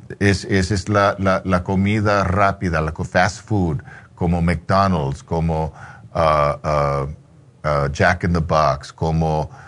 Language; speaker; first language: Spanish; early bilingual, heritage; English